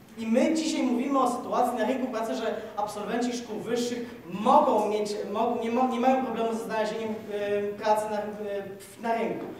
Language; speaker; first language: Polish; native; Polish